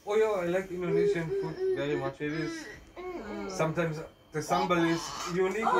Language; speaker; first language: English; non-native, learner; German